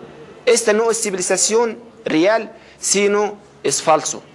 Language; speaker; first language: Spanish; non-native, fluent; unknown